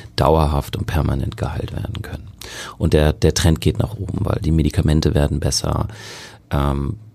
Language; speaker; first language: German; native; German